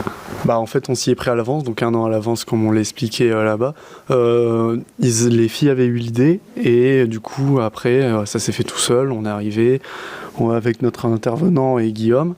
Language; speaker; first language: French; native; French